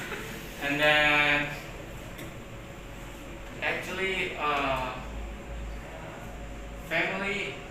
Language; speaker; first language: English; non-native, learner; Indonesian